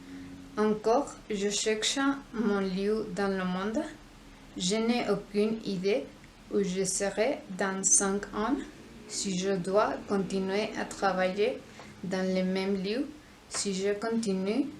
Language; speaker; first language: French; non-native, learner; Spanish